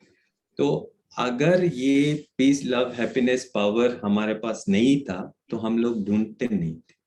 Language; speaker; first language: Hindi; native; Hindi